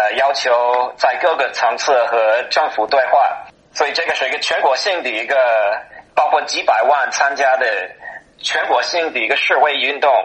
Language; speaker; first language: Chinese; non-native, fluent; English